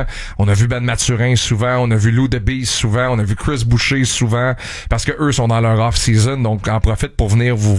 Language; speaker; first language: French; native; French